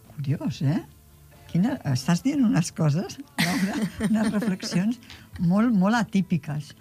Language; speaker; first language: Catalan; native; Catalan